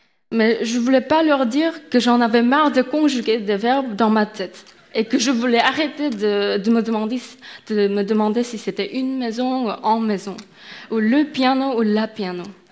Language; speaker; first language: French; non-native, fluent; Korean